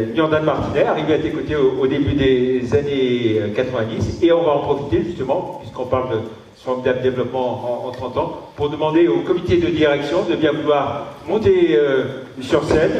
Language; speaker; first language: French; native; French